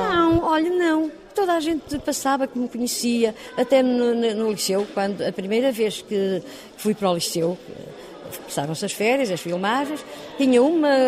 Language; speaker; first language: Portuguese; native; Portuguese